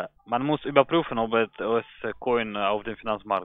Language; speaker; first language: German; non-native, learner; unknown